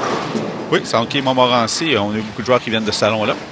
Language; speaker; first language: French; native; French